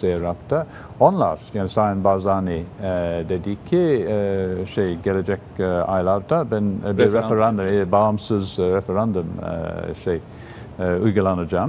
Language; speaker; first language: Turkish; non-native, fluent; English